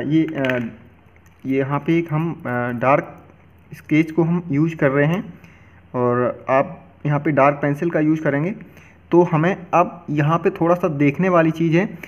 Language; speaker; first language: Hindi; native; Hindi